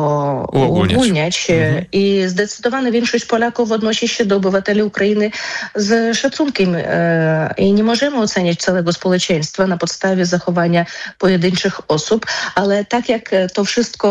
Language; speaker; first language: Polish; non-native, fluent; Ukrainian